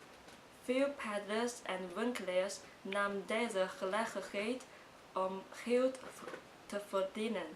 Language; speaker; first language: Dutch; non-native, learner; Chinese